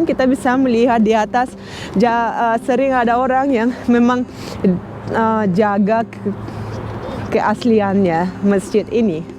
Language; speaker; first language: Indonesian; non-native, fluent; Russian